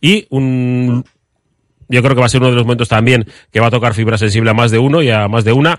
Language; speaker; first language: Spanish; native; Spanish